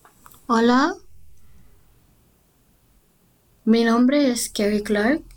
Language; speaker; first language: Spanish; non-native, learner; English